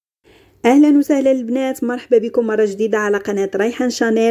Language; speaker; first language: Arabic; native; Arabic